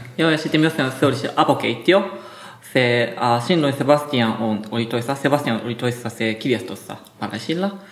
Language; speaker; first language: Finnish; non-native, learner; Japanese